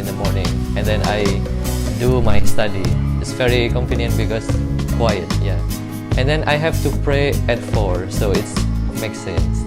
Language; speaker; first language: English; non-native, learner; Indonesian